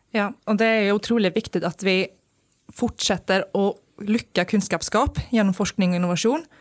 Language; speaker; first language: Norwegian; non-native, fluent; Icelandic